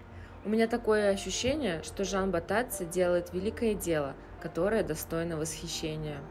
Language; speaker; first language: Russian; native; Russian